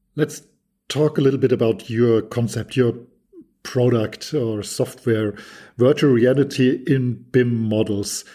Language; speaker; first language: English; non-native, fluent; German